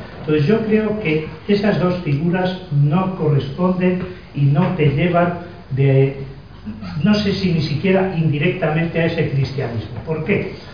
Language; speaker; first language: Spanish; native; Spanish